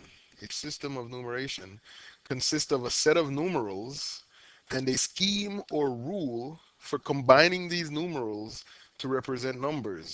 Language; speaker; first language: English; native; English